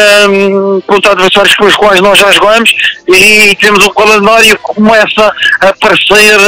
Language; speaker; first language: Portuguese; native; Portuguese